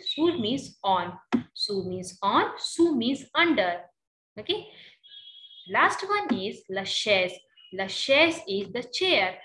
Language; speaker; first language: English; non-native, local second language; Hindi